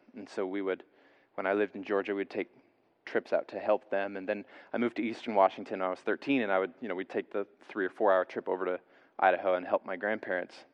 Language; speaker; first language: English; native; English